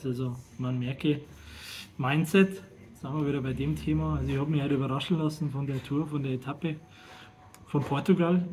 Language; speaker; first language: German; native; German